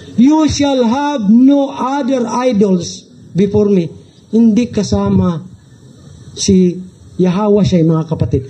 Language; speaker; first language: Filipino; non-native, local second language; Cebuano